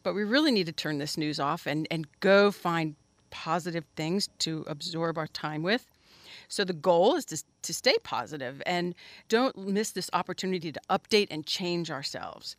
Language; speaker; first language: English; native; English